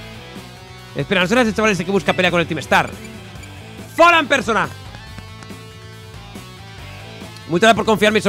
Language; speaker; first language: Spanish; native; Spanish